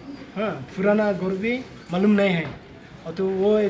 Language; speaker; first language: Hindi; non-native, local second language; Khasi